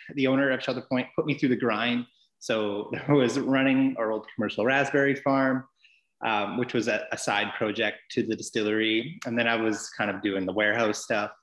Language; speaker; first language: English; native; English